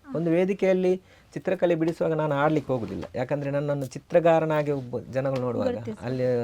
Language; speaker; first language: Kannada; non-native, local second language; Tulu